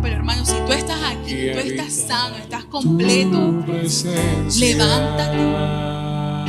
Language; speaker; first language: Spanish; native; Spanish